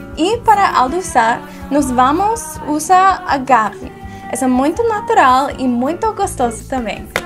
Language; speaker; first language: Portuguese; non-native, learner; English